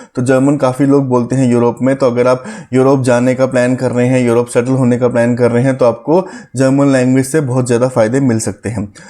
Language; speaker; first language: Hindi; native; Hindi